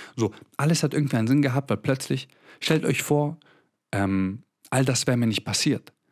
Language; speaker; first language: German; early bilingual, other home language; Croatian